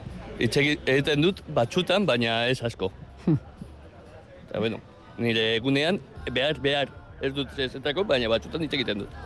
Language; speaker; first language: Basque; non-native, local second language; Spanish